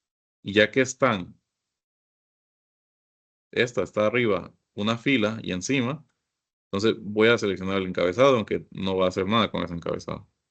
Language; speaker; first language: Spanish; native; Spanish